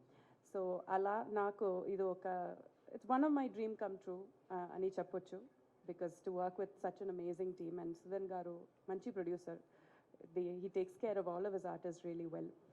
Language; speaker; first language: Telugu; non-native, fluent; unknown